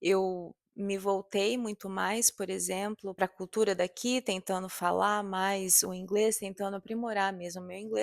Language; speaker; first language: Portuguese; native; Portuguese